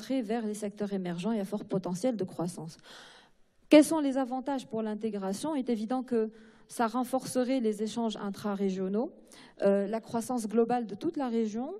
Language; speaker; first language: French; non-native, local second language; Arabic